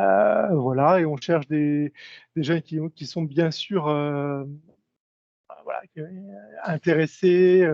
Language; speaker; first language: French; native; French